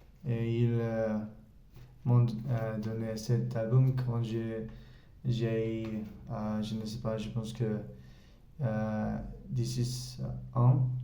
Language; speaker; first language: French; non-native, learner; Spanish